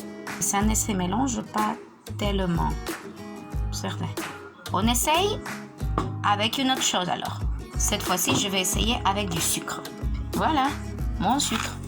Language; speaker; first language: French; non-native, fluent; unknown